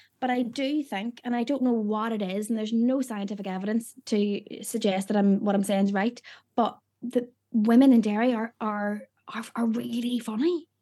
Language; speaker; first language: English; native; English